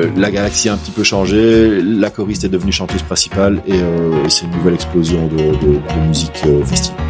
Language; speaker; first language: French; native; French